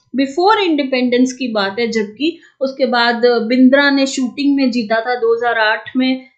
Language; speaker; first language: Hindi; native; Hindi